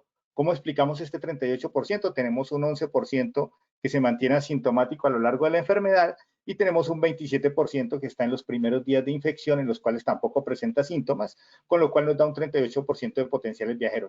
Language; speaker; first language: Spanish; native; Spanish